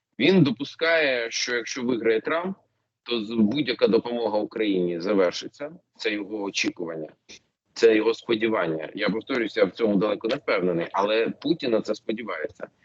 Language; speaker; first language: Ukrainian; non-native, local second language; Russian